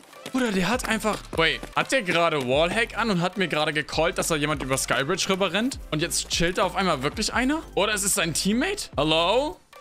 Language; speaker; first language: German; native; German